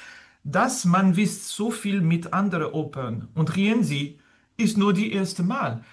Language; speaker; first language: German; non-native, fluent; French